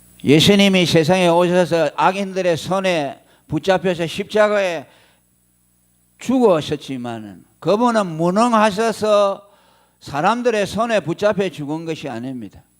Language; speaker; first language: Korean; native; Korean